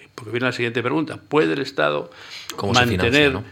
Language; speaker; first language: Spanish; native; Spanish